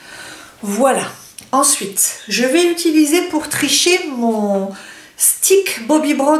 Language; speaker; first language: French; native; French